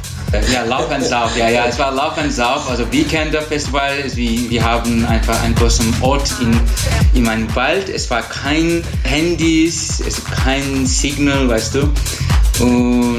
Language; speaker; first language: German; non-native, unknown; Turkish